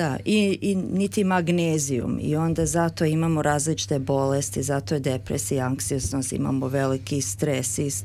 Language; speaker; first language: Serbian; early bilingual, heritage; Serbian